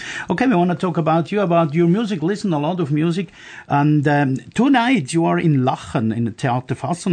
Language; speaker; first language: English; non-native, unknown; German